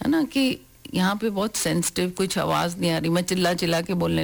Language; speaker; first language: Hindi; native; Hindi